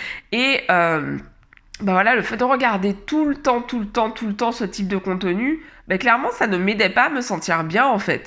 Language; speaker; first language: French; native; French